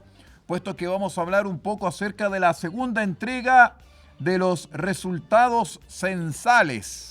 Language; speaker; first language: Spanish; native; Spanish